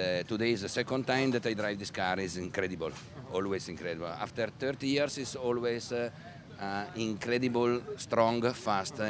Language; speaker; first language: English; non-native, learner; Italian